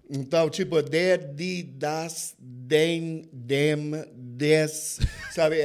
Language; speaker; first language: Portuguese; non-native, fluent; English